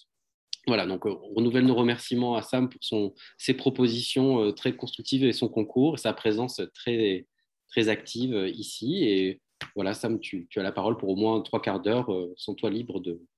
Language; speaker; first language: French; native; French